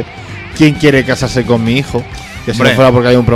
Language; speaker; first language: Spanish; native; Spanish